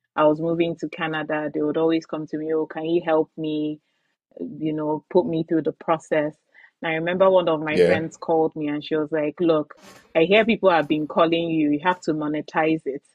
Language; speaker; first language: English; non-native, local second language; Igbo